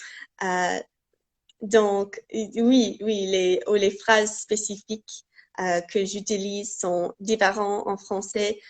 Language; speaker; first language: French; non-native, fluent; English